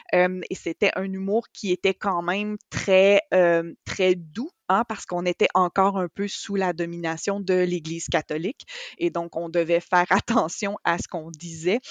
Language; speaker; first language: French; native; French